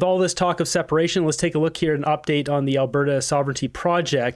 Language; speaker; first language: English; native; English